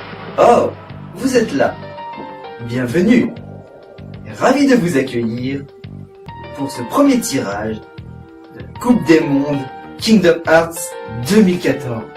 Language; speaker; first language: French; native; French